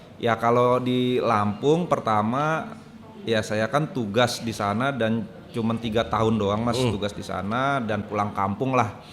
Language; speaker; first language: Indonesian; native; Indonesian